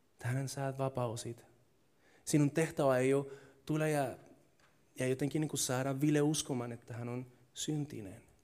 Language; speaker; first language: Finnish; non-native, fluent; Spanish